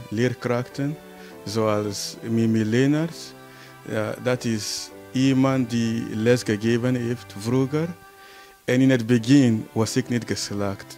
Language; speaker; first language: Dutch; non-native, learner; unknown